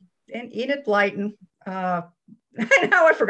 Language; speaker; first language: English; native; English